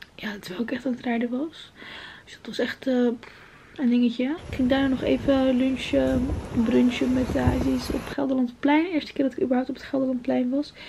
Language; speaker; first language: Dutch; early bilingual, other home language; Arabic